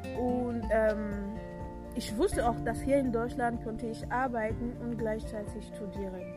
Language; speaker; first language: German; non-native, fluent; French